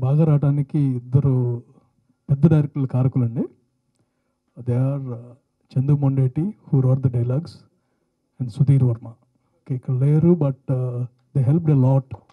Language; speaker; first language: Telugu; native; Telugu